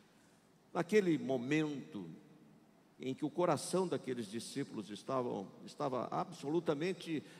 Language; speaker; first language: Portuguese; native; Portuguese